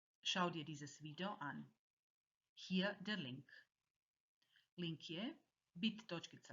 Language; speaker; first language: German; non-native, fluent; Croatian